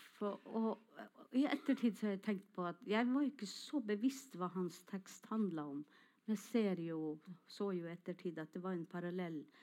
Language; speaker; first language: Norwegian; non-native, local second language; Northern Sami